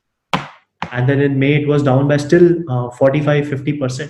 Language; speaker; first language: English; non-native, local second language; Hindi